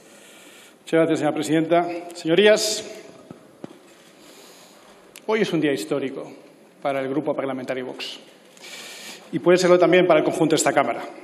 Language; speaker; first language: Spanish; native; Spanish